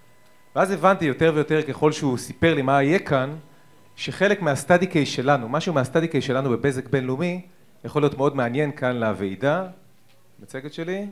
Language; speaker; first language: Hebrew; native; Hebrew